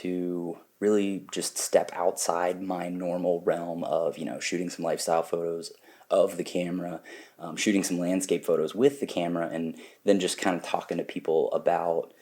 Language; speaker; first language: English; native; English